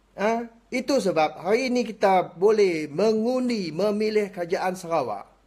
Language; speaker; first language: Malay; non-native, local second language; Iban